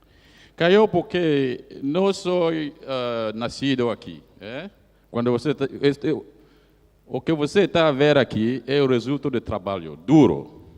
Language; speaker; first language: Portuguese; non-native, fluent; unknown